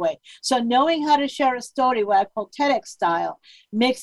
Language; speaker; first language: English; non-native, fluent; Armenian